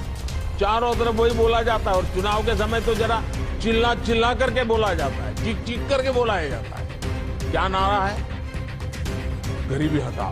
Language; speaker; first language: Hindi; non-native, local second language; Gujarati